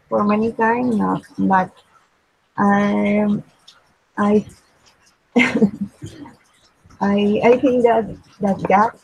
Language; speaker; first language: English; non-native, learner; Spanish